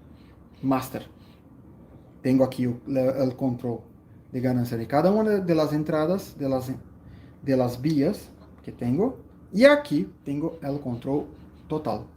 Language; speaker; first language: Spanish; non-native, fluent; Portuguese